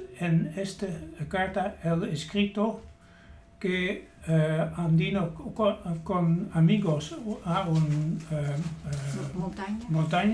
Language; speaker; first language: Spanish; non-native, learner; Dutch